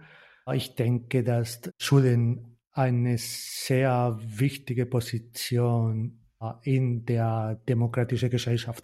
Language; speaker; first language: German; non-native, fluent; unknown